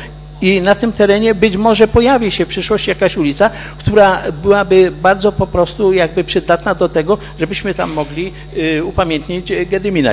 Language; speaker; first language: Polish; native; Polish